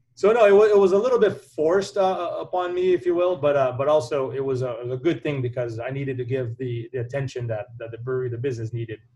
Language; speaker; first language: English; non-native, fluent; Portuguese